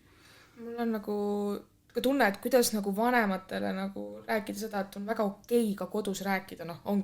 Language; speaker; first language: Estonian; native; Estonian